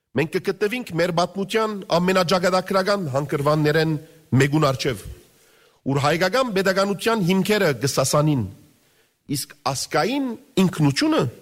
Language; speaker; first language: Armenian; early bilingual, heritage; Armenian